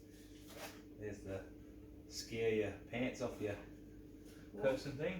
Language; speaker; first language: English; native; English